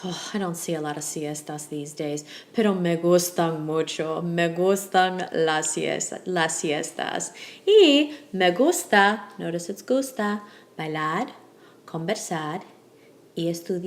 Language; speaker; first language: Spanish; non-native, fluent; English